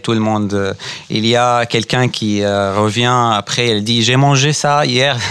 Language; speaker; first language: French; non-native, fluent; Arabic